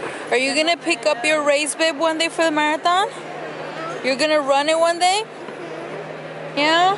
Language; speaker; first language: English; early bilingual, other home language; Spanish